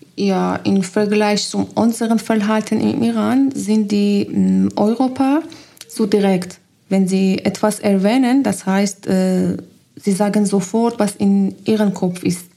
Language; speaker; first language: German; non-native, fluent; Persian